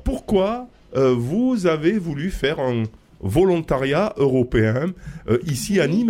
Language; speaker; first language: French; native; French